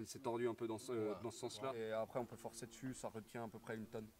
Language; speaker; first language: French; native; French